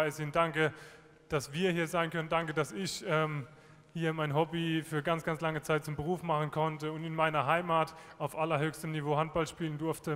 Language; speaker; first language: German; native; German